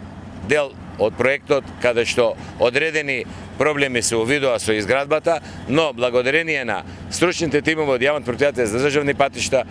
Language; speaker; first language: Macedonian; native; Macedonian